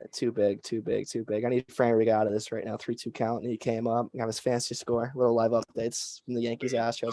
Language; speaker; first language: English; native; English